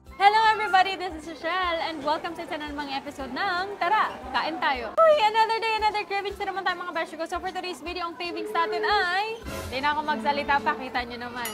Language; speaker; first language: Filipino; native; Filipino